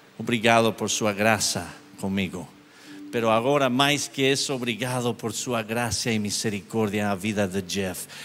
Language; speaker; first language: Portuguese; non-native, learner; English